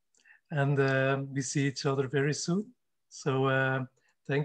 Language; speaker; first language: English; non-native, fluent; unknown